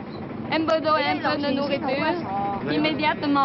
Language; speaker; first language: French; non-native, learner; Vietnamese